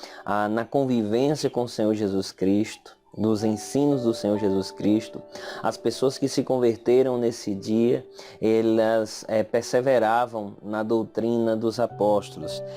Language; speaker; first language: Portuguese; native; Portuguese